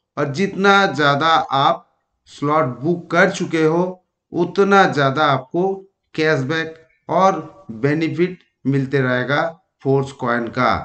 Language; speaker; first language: Hindi; non-native, local second language; Bangla